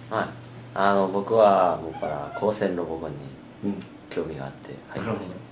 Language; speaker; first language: Japanese; native; Japanese